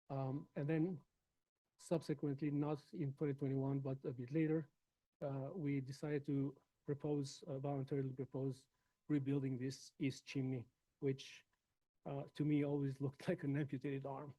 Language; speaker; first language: English; non-native, fluent; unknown